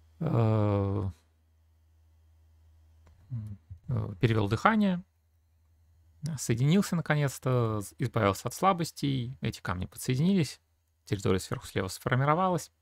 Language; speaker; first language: Russian; native; Russian